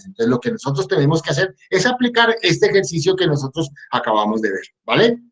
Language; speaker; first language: Spanish; native; Spanish